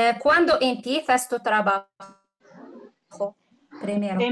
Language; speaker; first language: Spanish; non-native, learner; Arabic